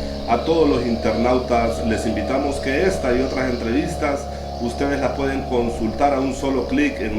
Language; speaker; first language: Spanish; native; Spanish